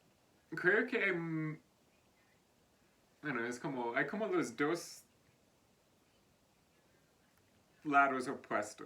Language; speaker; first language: Spanish; non-native, fluent; English